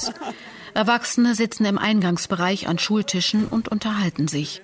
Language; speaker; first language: German; native; German